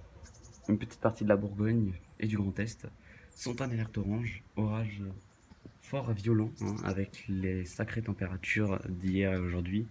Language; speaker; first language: French; native; French